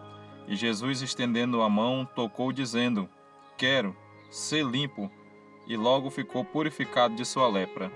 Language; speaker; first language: Portuguese; native; Portuguese